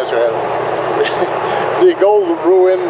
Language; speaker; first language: French; native; French